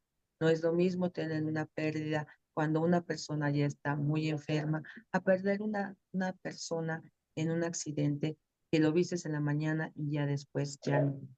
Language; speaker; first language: Spanish; native; Spanish